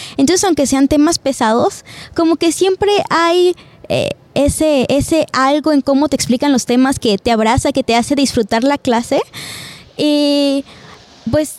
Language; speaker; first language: Spanish; native; Spanish